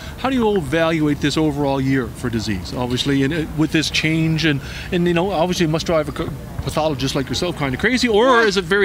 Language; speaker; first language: English; native; English